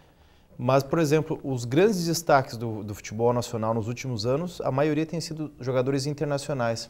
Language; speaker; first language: Portuguese; native; Portuguese